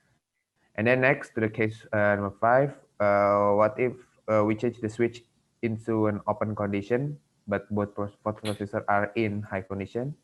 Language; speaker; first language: English; non-native, learner; Indonesian